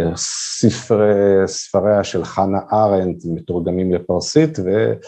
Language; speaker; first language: Hebrew; non-native, fluent; Russian